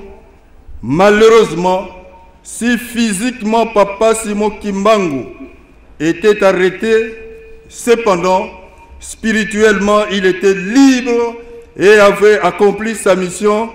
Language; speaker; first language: French; non-native, local second language; Lingala